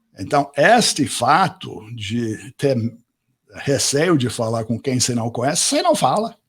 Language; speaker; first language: Portuguese; non-native, fluent; English